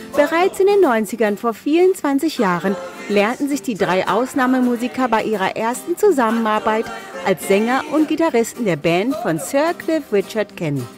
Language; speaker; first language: German; native; German